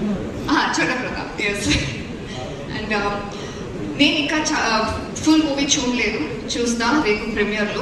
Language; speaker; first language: Telugu; non-native, fluent; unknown